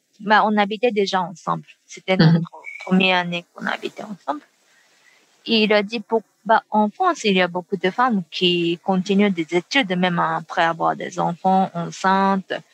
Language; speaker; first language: French; non-native, fluent; Japanese